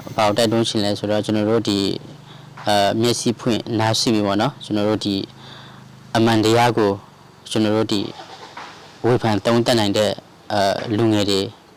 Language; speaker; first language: Burmese; non-native, local second language; S'gaw Karen